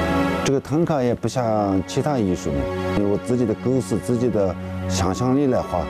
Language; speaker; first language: Chinese; non-native, local second language; Tibetan